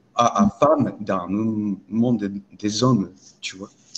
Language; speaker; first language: French; non-native, learner; Spanish